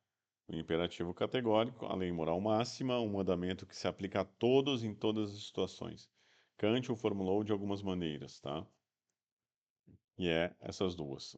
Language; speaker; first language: Portuguese; native; Portuguese